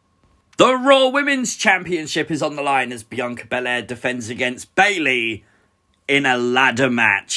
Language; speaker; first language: English; native; English